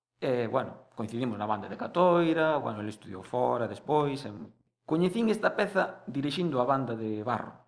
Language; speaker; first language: Galician; native; Galician